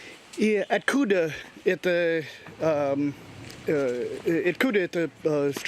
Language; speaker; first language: Russian; non-native, learner; English